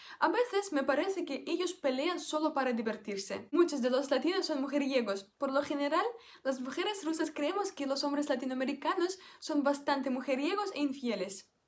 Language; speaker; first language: Spanish; non-native, fluent; Russian